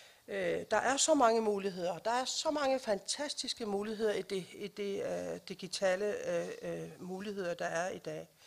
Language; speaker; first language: Danish; non-native, local second language; Kalaallisut